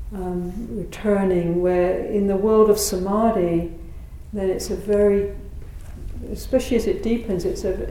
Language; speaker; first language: English; native; English